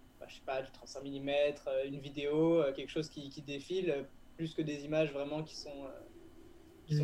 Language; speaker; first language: French; native; French